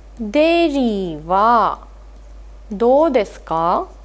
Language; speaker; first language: Japanese; non-native, fluent; Hindi